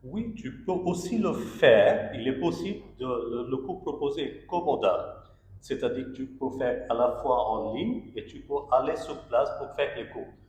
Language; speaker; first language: French; non-native, learner; Bangla